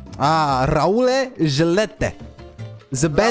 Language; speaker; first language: English; non-native, learner; French